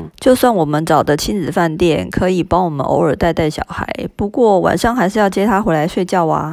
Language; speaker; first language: Chinese; native; Chinese